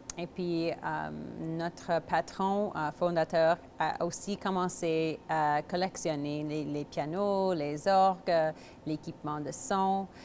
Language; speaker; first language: French; non-native, local second language; English